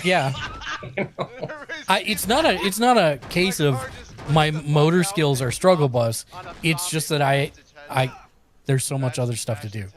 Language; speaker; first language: English; native; English